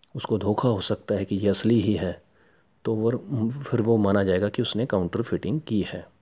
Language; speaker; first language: Hindi; non-native, local second language; Punjabi